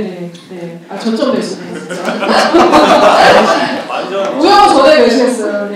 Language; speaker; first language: Korean; native; Korean